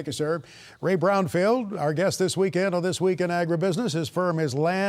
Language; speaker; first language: English; native; English